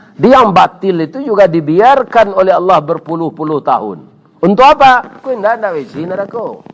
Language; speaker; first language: Malay; non-native, local second language; Minangkabau